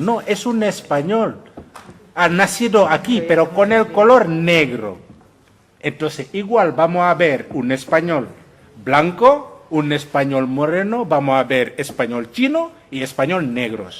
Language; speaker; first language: Spanish; non-native, fluent; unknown